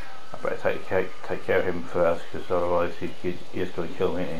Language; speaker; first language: English; native; English